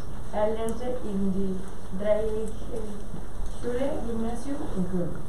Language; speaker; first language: German; non-native, learner; Spanish